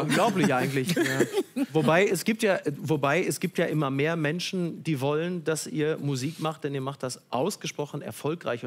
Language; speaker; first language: German; native; German